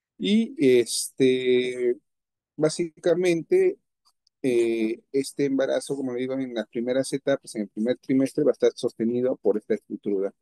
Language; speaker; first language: Spanish; native; Spanish